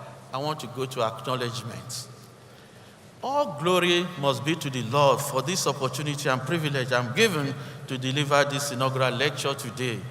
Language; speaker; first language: English; non-native, local second language; Yoruba